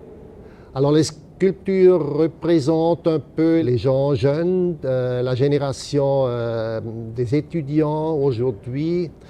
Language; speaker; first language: French; non-native, fluent; German